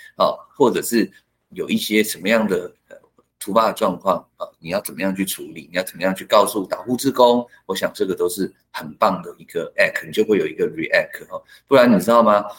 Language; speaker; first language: Chinese; non-native, local second language; Hakka Chinese